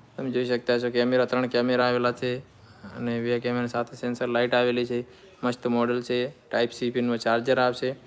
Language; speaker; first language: Gujarati; native; Gujarati